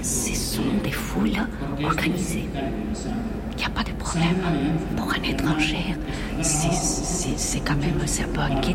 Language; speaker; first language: French; non-native, fluent; Spanish